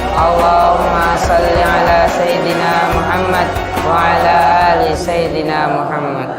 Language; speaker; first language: Arabic; non-native, learner; Indonesian